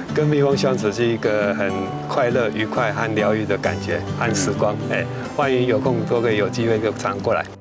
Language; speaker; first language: Chinese; native; Chinese